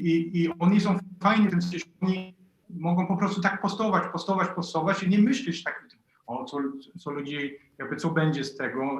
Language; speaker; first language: Polish; non-native, fluent; Swedish